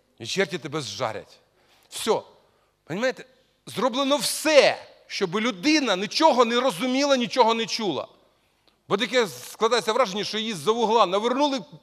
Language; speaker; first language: Ukrainian; non-native, local second language; Russian